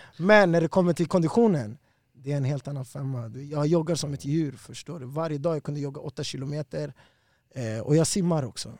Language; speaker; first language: Swedish; early bilingual, other home language; Spanish